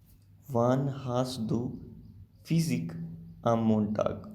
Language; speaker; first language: German; non-native, learner; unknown